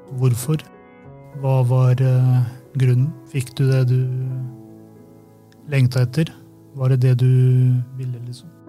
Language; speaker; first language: Norwegian; early bilingual, other home language; Albanian